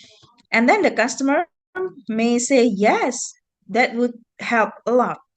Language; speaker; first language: English; non-native, fluent; Indonesian